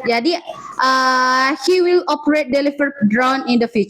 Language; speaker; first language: English; non-native, learner; Indonesian